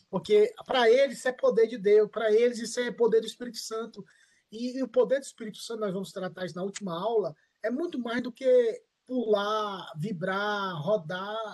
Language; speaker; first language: Portuguese; native; Portuguese